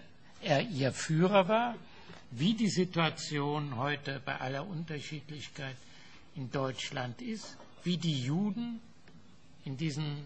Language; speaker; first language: German; non-native, fluent; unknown